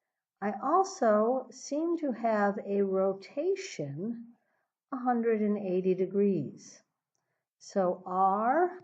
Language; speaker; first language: English; native; English